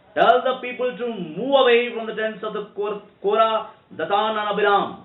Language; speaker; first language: English; non-native, local second language; Telugu